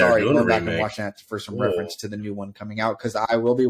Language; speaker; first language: English; native; English